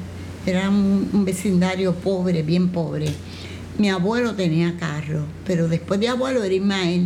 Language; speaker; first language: Spanish; native; Spanish